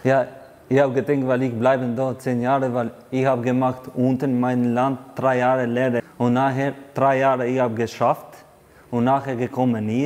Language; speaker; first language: German; non-native, learner; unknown